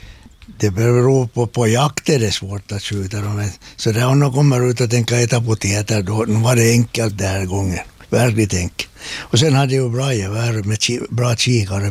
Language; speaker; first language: Swedish; native; Swedish